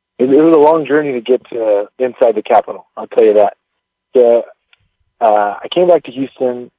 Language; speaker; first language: English; early bilingual, other home language; Spanish